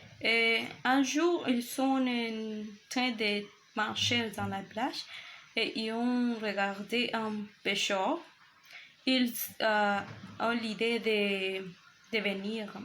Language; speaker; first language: French; non-native, learner; Spanish